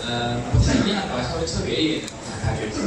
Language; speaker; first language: Chinese; native; Chinese